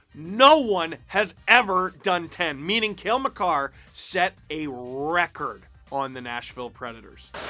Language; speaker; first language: English; native; English